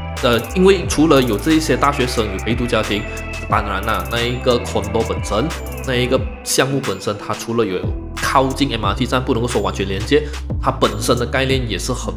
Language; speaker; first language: Chinese; native; Chinese